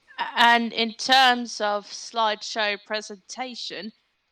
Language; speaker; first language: English; native; English